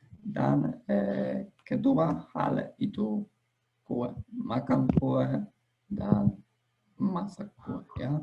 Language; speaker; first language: Indonesian; non-native, fluent; Polish